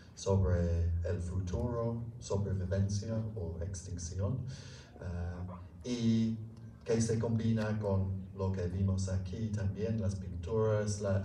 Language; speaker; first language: Spanish; non-native, fluent; English